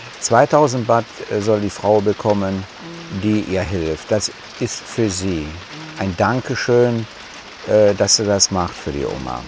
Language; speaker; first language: German; native; German